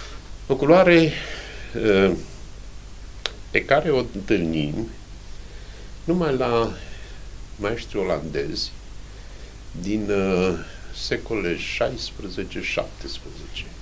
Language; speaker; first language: Romanian; native; Romanian